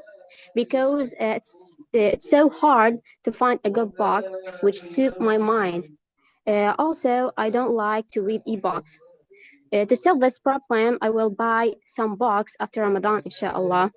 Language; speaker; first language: English; non-native, learner; Arabic